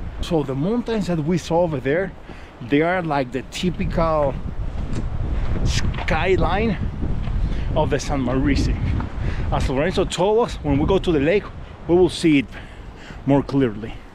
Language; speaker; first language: English; non-native, fluent; Spanish